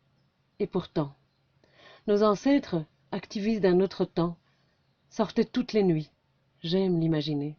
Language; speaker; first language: French; native; French